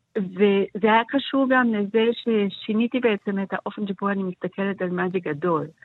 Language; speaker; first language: Hebrew; non-native, fluent; German